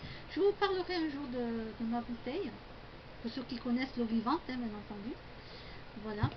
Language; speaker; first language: French; native; French